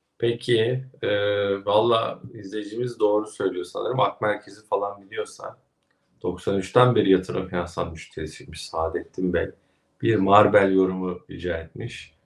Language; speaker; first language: Turkish; native; Turkish